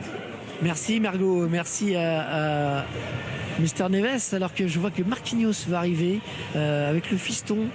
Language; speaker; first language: French; native; French